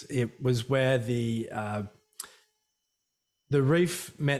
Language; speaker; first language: English; native; English